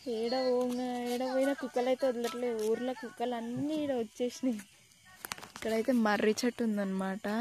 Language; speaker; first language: Telugu; non-native, local second language; Lambadi